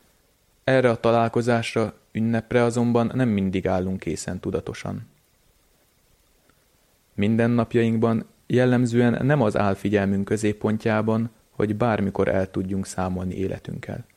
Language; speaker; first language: Hungarian; native; Hungarian